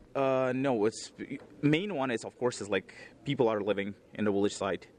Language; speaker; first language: English; non-native, fluent; Uzbek